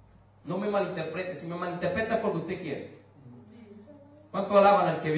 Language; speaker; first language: Spanish; native; Spanish